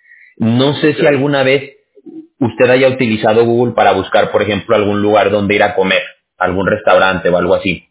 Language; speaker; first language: Spanish; native; Spanish